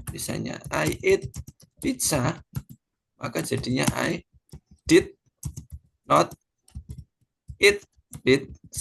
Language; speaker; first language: English; non-native, fluent; Indonesian